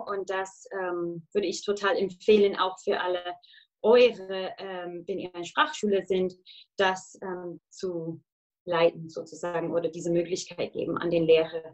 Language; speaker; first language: German; non-native, fluent; English